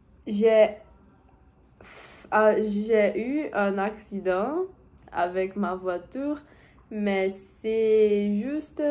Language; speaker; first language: French; non-native, learner; Portuguese